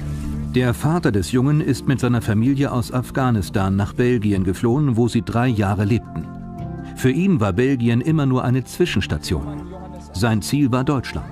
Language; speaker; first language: German; native; German